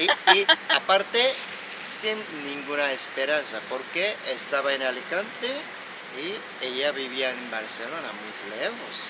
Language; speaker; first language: Spanish; non-native, fluent; Korean